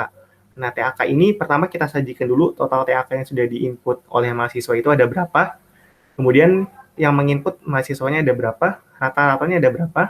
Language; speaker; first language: Indonesian; native; Indonesian